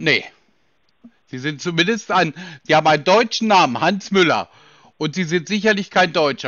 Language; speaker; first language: German; native; German